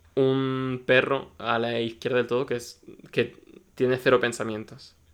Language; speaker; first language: Spanish; early bilingual, other home language; Russian